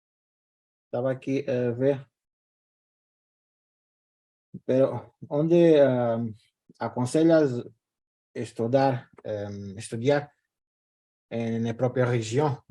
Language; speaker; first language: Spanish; non-native, fluent; Portuguese